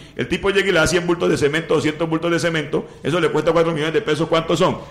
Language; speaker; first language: Spanish; native; Spanish